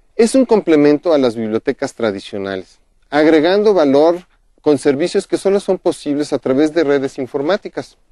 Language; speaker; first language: Spanish; native; Spanish